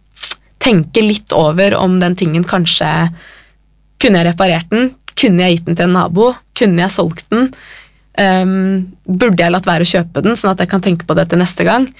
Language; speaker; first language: Norwegian; native; Norwegian